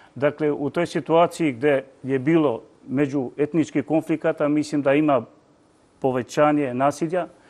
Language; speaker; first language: Croatian; non-native, local second language; Albanian